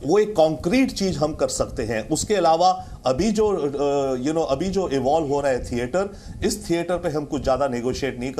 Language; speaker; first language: Hindi; native; Hindi